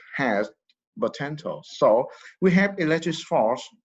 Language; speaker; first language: English; non-native, fluent; Vietnamese